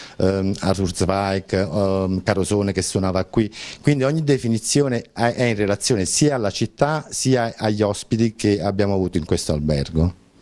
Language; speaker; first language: Italian; native; Italian